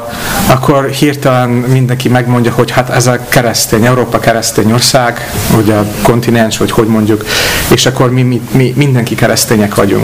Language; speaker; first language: Hungarian; non-native, fluent; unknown